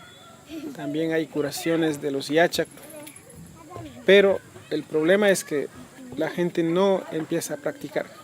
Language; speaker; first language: Spanish; non-native, local second language; Quechua